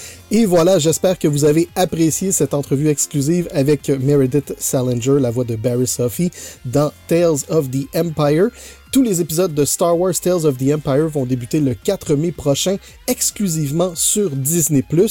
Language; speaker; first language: French; native; French